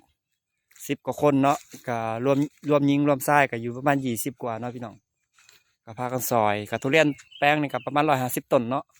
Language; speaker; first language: Thai; non-native, local second language; Northeastern Thai